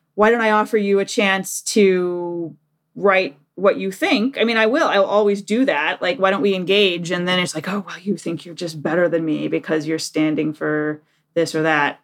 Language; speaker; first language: English; native; English